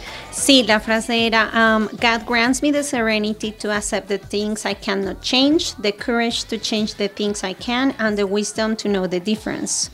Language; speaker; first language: English; non-native, fluent; Spanish